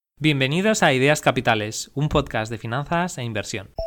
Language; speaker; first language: Spanish; native; Spanish